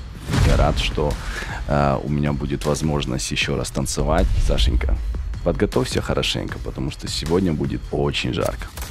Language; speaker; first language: Ukrainian; non-native, fluent; Georgian